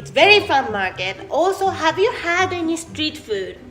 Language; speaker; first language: English; non-native, fluent; Japanese